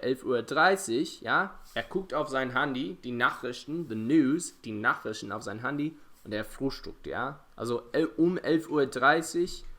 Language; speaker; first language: German; non-native, fluent; English